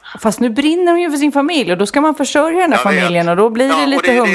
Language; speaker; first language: Swedish; native; Swedish